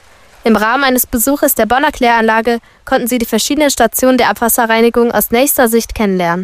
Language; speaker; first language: German; native; German